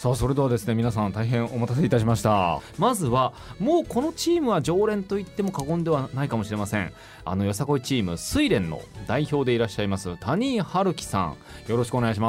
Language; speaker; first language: Japanese; native; Japanese